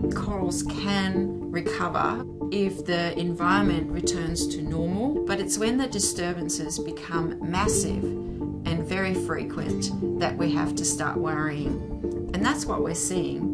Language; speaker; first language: English; non-native, fluent; Danish